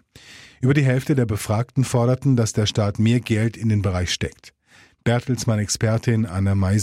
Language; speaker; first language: German; native; German